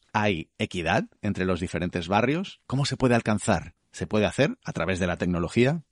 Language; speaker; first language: Spanish; native; Spanish